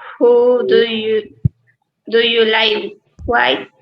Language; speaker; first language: English; non-native, learner; Spanish